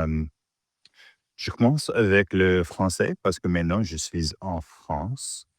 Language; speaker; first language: French; non-native, learner; English